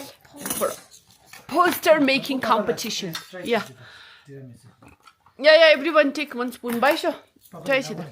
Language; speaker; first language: English; non-native, local second language; Tibetan